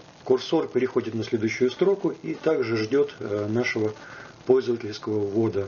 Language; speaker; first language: Russian; native; Russian